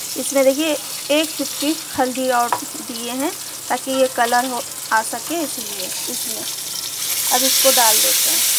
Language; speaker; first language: Hindi; native; Hindi